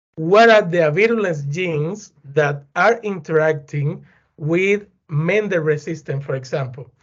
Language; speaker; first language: English; non-native, fluent; Spanish